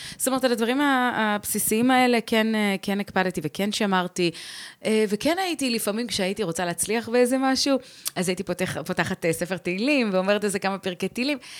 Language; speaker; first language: Hebrew; early bilingual, heritage; Hebrew